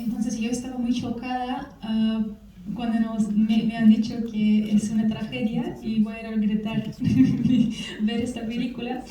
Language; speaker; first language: Spanish; non-native, fluent; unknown